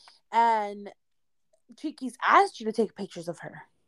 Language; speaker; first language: English; early bilingual, other home language; Spanish